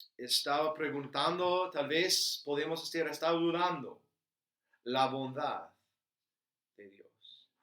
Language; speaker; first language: Spanish; non-native, fluent; English